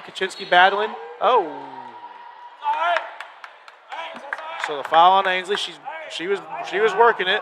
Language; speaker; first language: English; native; English